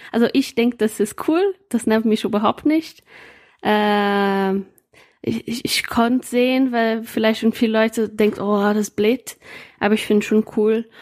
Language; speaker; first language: German; non-native, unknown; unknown